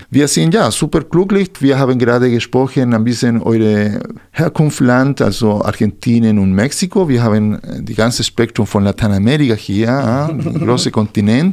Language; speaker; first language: German; non-native, fluent; Spanish